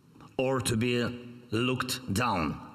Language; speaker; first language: English; non-native, fluent; Ukrainian